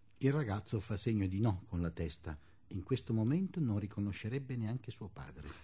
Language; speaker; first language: Italian; native; Italian